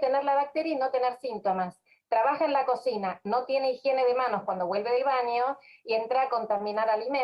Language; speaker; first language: Spanish; native; Spanish